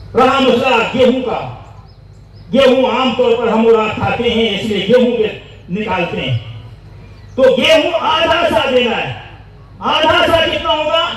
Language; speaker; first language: Urdu; native; Urdu